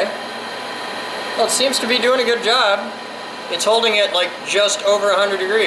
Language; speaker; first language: English; native; English